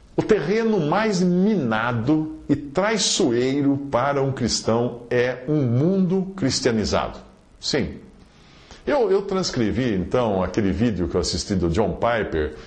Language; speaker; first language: Portuguese; native; Portuguese